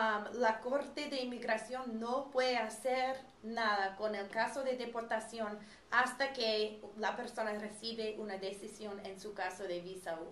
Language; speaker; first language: Spanish; non-native, fluent; English